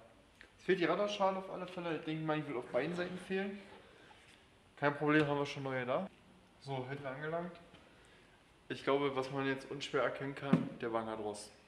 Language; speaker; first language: German; native; German